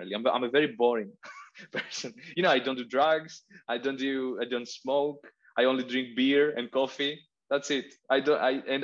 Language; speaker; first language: English; non-native, fluent; Greek